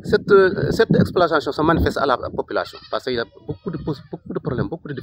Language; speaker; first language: French; non-native, local second language; Wolof